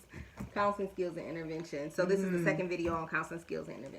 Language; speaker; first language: English; native; English